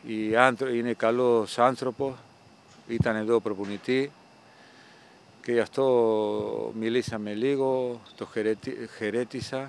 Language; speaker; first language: Greek; non-native, fluent; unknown